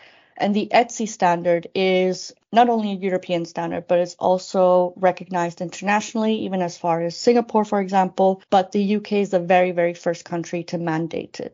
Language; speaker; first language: English; non-native, fluent; Spanish